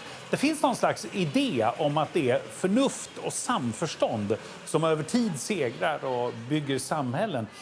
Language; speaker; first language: Swedish; native; Swedish